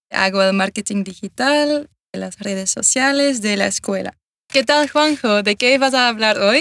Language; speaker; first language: Spanish; non-native, fluent; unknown